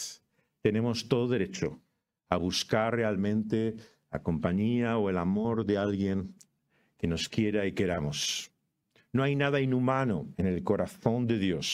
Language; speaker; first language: Spanish; native; Spanish